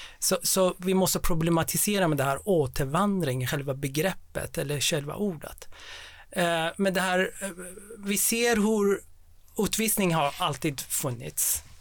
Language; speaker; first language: Swedish; non-native, fluent; Persian